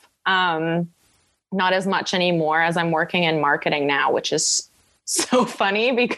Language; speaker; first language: English; native; English